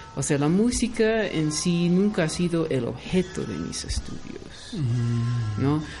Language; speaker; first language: Spanish; non-native, fluent; English